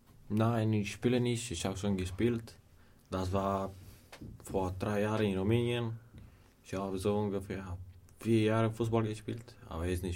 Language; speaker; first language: German; non-native, learner; Romanian